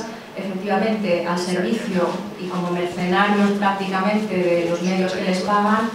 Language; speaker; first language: Spanish; native; Spanish